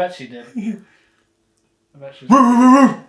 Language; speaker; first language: English; native; English